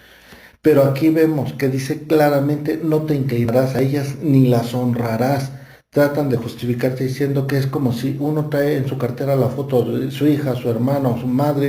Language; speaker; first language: Spanish; native; Spanish